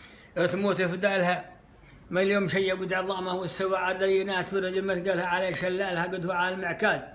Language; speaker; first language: Arabic; native; Arabic